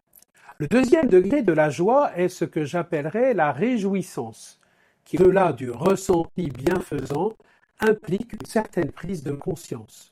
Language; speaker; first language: French; native; French